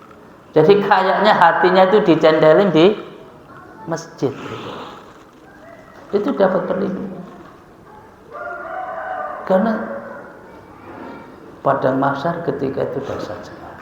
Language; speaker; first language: Indonesian; native; Indonesian